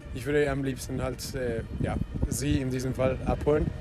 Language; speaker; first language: German; non-native, fluent; Spanish